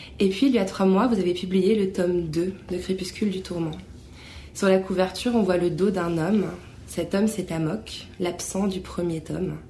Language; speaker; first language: French; native; French